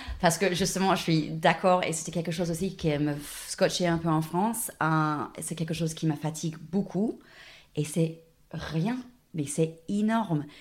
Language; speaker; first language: French; non-native, fluent; English